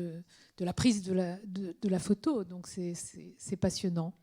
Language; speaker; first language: French; native; French